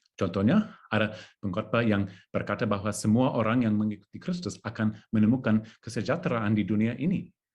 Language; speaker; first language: Indonesian; non-native, learner; English